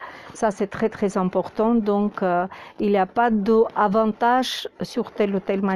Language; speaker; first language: French; non-native, fluent; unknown